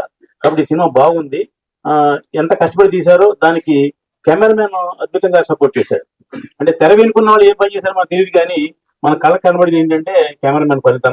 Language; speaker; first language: Telugu; native; Telugu